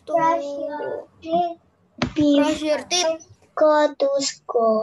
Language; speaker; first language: English; non-native, learner; Indonesian